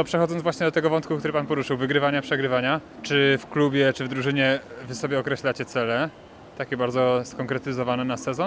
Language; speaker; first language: Polish; native; Polish